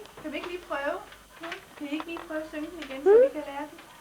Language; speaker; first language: Danish; native; Danish